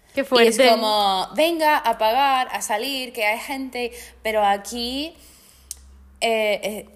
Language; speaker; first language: Spanish; non-native, fluent; English